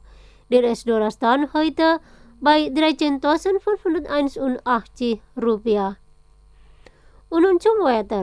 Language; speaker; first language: German; non-native, fluent; Indonesian